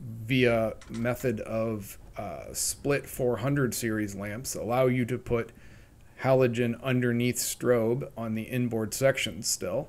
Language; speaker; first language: English; native; English